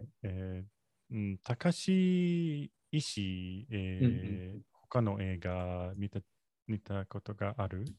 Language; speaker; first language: Japanese; non-native, learner; English